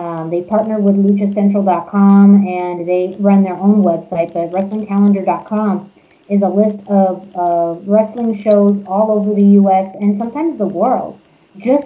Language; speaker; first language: English; early bilingual, other home language; Spanish